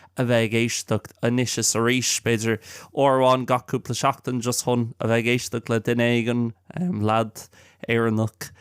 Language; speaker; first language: Irish; non-native, local second language; English